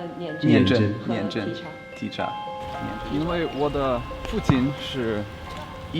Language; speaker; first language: Chinese; non-native, fluent; Lithuanian